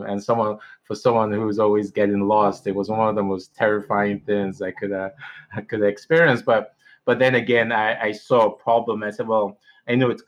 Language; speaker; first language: English; non-native, local second language; Igbo